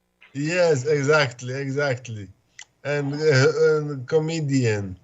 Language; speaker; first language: English; non-native, fluent; Slovak